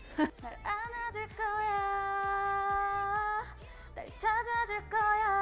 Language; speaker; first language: Korean; native; Korean